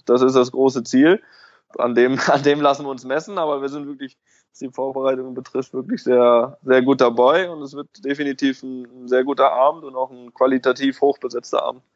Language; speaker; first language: German; native; German